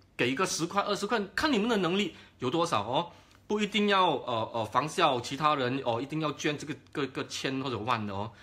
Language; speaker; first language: Chinese; native; Chinese